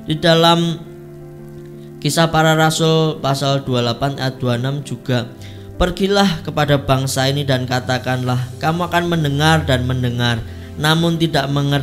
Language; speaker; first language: Indonesian; native; Indonesian